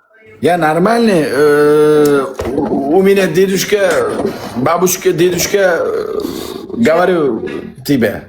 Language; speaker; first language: Russian; non-native, learner; Uzbek